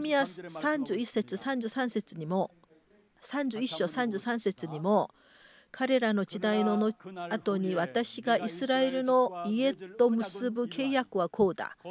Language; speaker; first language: Japanese; non-native, fluent; Korean